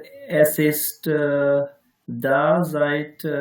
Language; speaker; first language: German; non-native, learner; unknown